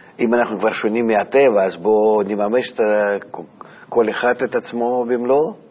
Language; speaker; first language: Hebrew; non-native, fluent; Russian